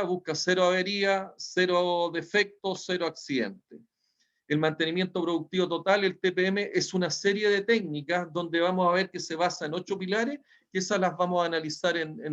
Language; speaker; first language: Spanish; native; Spanish